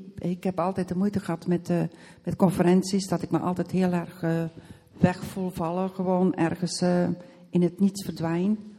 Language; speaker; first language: Dutch; native; Dutch